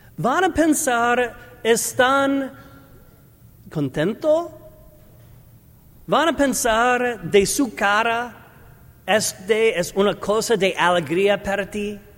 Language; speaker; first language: Spanish; non-native, learner; English